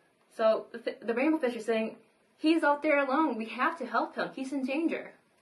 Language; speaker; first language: English; early bilingual, other home language; Vietnamese